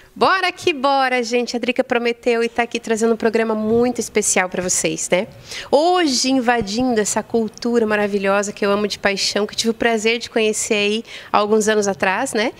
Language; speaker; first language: Portuguese; native; Portuguese